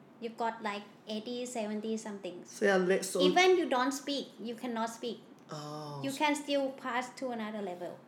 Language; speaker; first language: English; non-native, learner; Thai